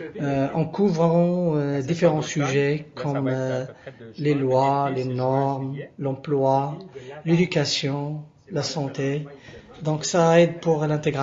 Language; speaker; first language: French; non-native, local second language; Arabic